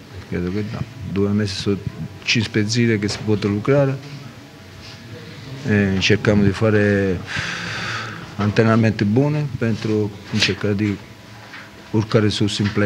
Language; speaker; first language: Romanian; non-native, learner; Italian